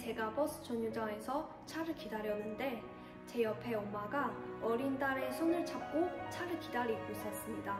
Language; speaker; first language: Korean; non-native, fluent; Chinese